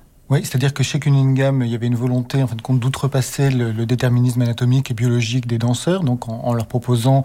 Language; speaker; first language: French; native; French